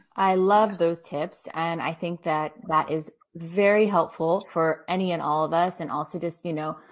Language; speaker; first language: English; native; English